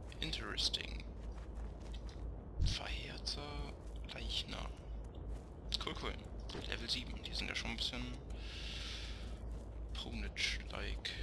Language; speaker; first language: German; native; German